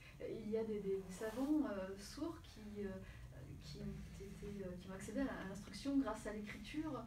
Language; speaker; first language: French; native; French